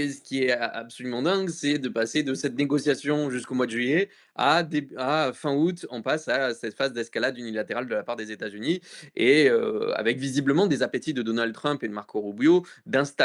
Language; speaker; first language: French; native; French